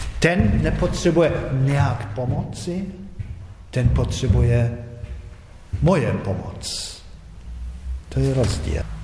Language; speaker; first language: Czech; non-native, fluent; German